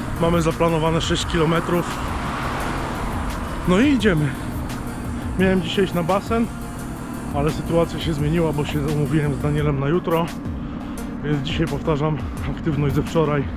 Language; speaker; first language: Polish; native; Polish